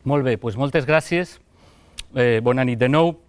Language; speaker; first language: Catalan; non-native, local second language; Spanish